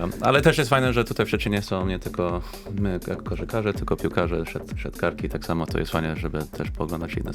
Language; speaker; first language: Polish; early bilingual, heritage; English